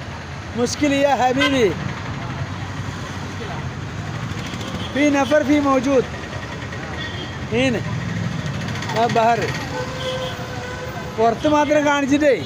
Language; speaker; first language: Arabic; non-native, learner; Malayalam